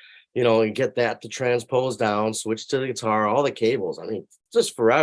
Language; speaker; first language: English; native; English